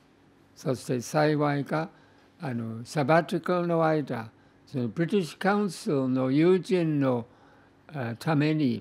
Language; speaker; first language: Japanese; non-native, fluent; English